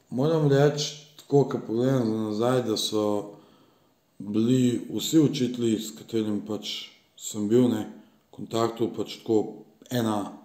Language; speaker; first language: Slovenian; early bilingual, other home language; Bosnian